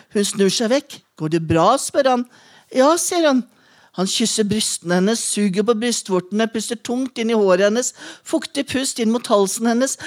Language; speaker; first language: Norwegian; native; Norwegian